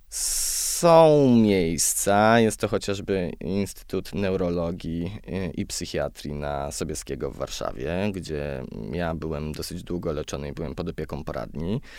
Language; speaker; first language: Polish; native; Polish